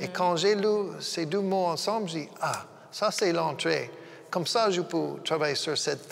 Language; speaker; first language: French; non-native, fluent; English